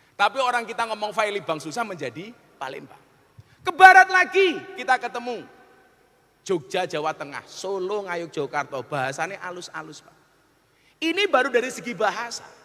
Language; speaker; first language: Indonesian; non-native, local second language; Javanese